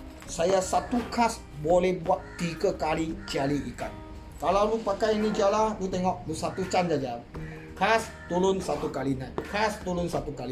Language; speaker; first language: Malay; non-native, local second language; Chinese